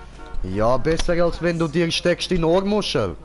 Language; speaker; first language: German; native; German